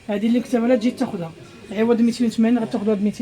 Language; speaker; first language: Arabic; native; Arabic